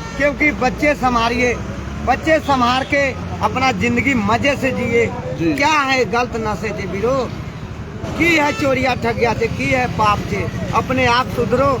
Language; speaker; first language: Punjabi; non-native, learner; Nepali